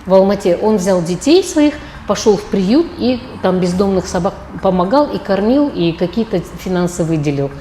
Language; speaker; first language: Russian; non-native, local second language; Kazakh